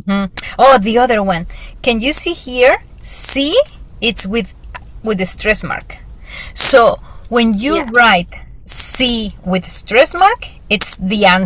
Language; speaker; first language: English; non-native, fluent; Spanish